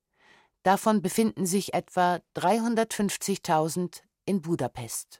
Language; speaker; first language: German; native; German